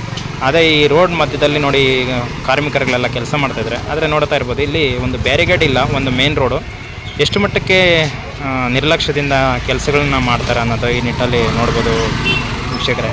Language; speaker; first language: Kannada; native; Kannada